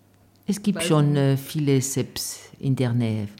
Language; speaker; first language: German; non-native, fluent; French